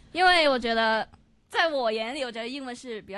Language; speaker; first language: Chinese; non-native, local second language; Cantonese